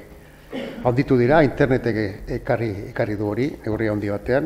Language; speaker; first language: Basque; native; Basque